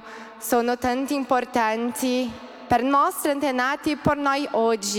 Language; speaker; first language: Italian; early bilingual, heritage; Portuguese